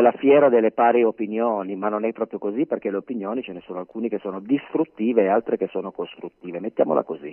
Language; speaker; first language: Italian; native; Italian